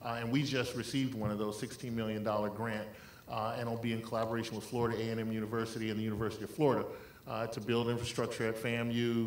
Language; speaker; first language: English; native; English